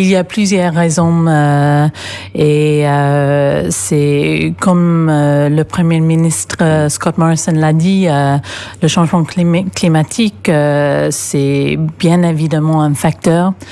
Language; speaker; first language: French; non-native, fluent; English